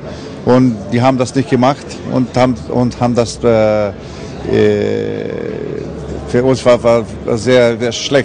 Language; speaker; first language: German; non-native, learner; Portuguese